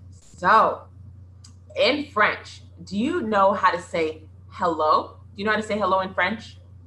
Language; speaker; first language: English; early bilingual, other home language; French